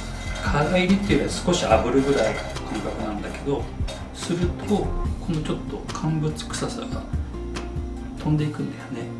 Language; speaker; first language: Japanese; native; Japanese